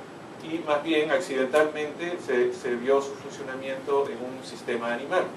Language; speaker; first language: Spanish; native; Spanish